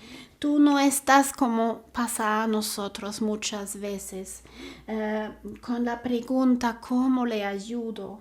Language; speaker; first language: Spanish; non-native, fluent; German